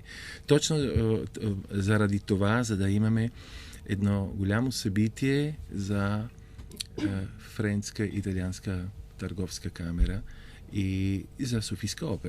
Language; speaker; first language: Bulgarian; non-native, fluent; Italian